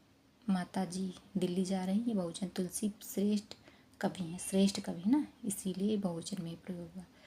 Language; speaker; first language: Hindi; native; Hindi